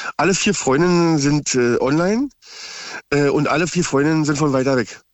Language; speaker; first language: German; native; German